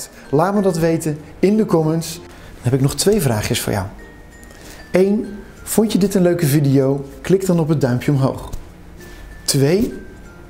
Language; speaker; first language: Dutch; native; Dutch